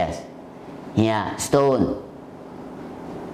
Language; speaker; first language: English; non-native, learner; Thai